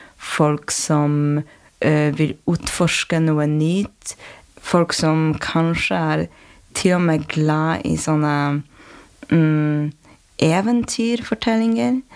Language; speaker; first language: Norwegian; non-native, fluent; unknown